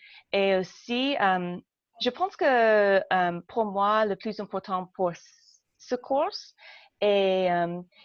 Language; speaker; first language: French; non-native, learner; English